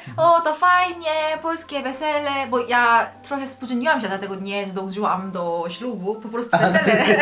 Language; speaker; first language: Polish; non-native, learner; Korean